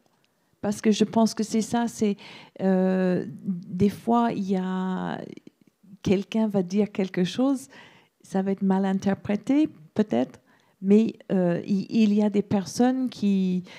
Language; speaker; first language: French; non-native, fluent; English